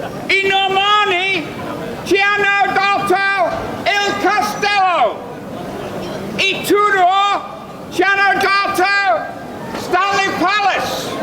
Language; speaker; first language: Italian; non-native, learner; English